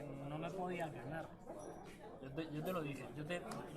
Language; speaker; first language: Spanish; native; Spanish